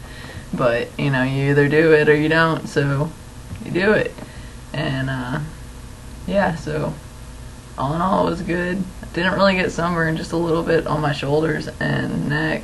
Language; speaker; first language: English; native; English